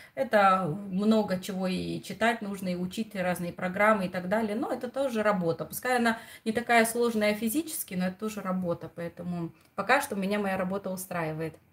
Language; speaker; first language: Russian; non-native, local second language; Romanian